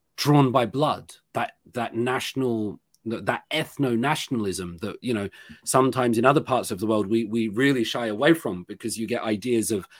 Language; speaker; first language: English; native; English